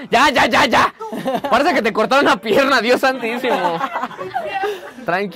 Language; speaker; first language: Spanish; native; Spanish